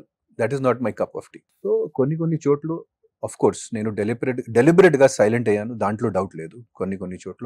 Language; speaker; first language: Telugu; non-native, fluent; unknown